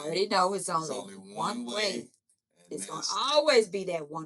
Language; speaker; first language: English; native; English